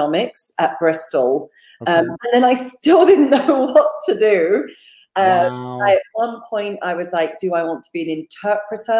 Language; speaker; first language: English; native; English